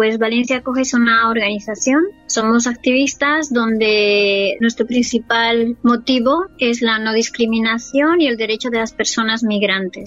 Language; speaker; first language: Spanish; native; Spanish